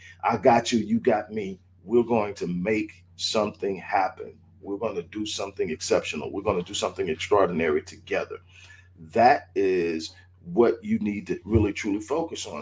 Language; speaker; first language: English; native; English